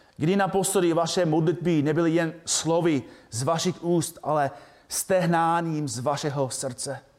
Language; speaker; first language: Czech; non-native, fluent; English